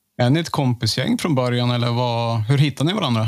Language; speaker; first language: Swedish; native; Swedish